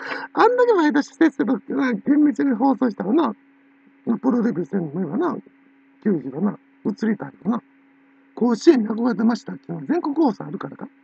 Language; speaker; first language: Japanese; native; Japanese